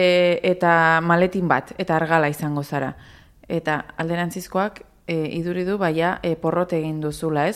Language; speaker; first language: Basque; native; Basque